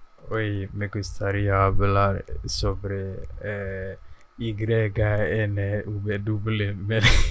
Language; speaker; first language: Spanish; non-native, learner; English